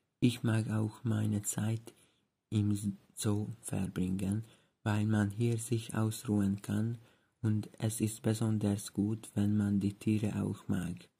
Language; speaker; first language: German; non-native, learner; Hungarian